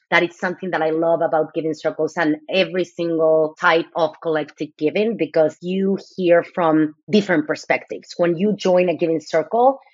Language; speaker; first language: English; non-native, fluent; Spanish